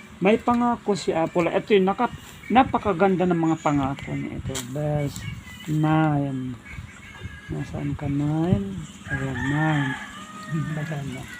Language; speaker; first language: Filipino; non-native, local second language; Iloko